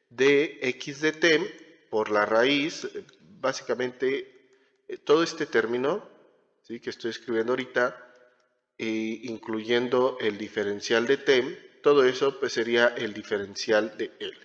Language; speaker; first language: Spanish; native; Spanish